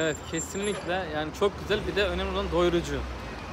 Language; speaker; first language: Turkish; native; Turkish